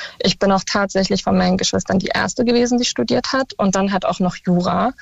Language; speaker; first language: German; early bilingual, other home language; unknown